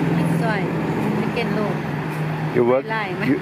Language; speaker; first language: English; non-native, learner; Thai